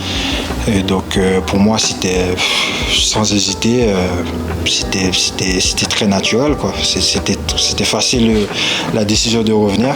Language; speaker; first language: French; non-native, local second language; Haitian Creole